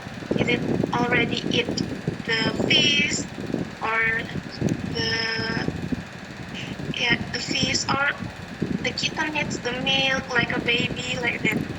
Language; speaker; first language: English; non-native, learner; Indonesian